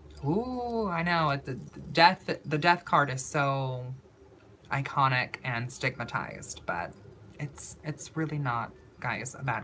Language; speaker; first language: English; native; English